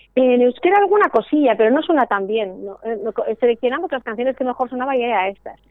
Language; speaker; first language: Spanish; native; Spanish